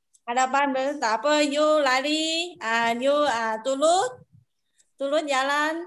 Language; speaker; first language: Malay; non-native, learner; Vietnamese